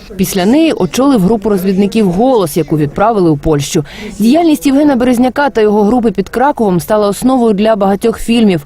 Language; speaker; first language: Ukrainian; native; Ukrainian